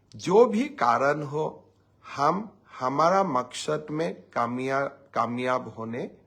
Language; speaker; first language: Hindi; non-native, local second language; Assamese